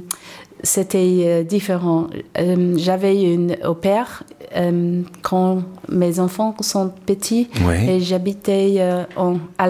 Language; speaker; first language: French; non-native, learner; English